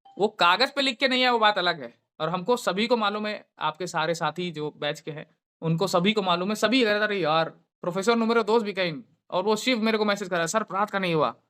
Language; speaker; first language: Hindi; native; Hindi